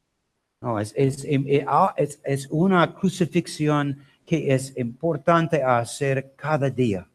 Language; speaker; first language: Spanish; non-native, learner; English